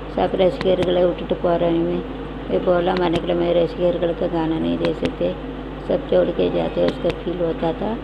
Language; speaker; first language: Hindi; non-native, local second language; Tamil